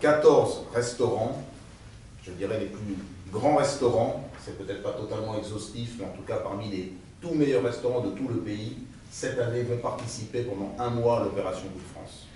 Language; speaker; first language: French; native; French